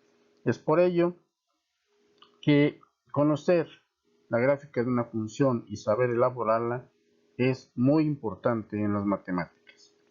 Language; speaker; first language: Spanish; native; Spanish